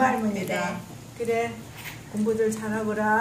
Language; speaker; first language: Korean; native; Korean